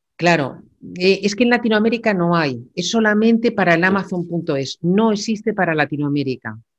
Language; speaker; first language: Spanish; native; Spanish